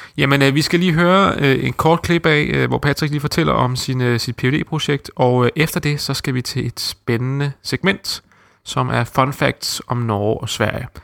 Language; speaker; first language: Danish; native; Danish